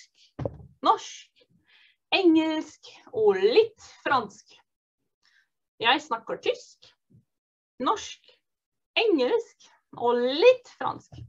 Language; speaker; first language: Norwegian; non-native, fluent; German